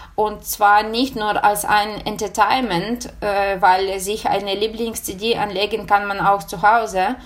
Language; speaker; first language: German; non-native, fluent; Ukrainian